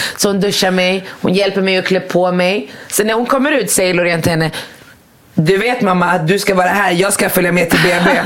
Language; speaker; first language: Swedish; early bilingual, other home language; Arabic